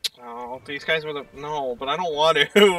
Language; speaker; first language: English; native; English